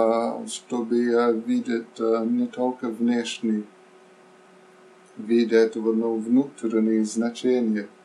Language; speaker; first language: Russian; non-native, fluent; English